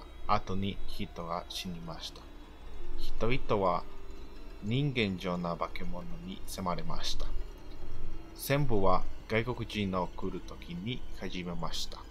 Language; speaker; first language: Japanese; non-native, learner; Spanish